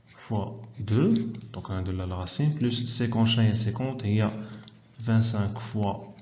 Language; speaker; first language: French; non-native, local second language; Arabic